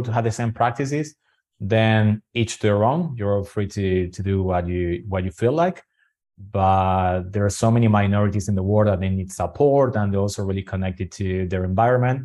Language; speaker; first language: English; non-native, fluent; Spanish